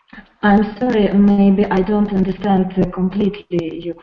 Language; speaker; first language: English; non-native, learner; Russian